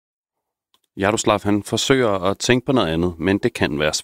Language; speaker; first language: Danish; native; Danish